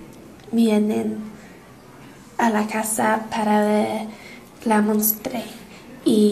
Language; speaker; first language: Spanish; non-native, learner; English